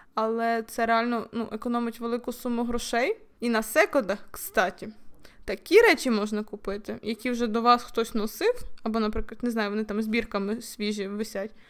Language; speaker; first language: Ukrainian; native; Ukrainian